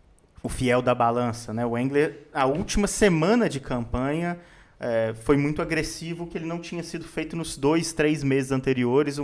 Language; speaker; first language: Portuguese; native; Portuguese